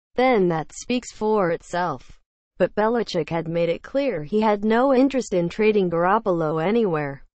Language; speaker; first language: English; native; English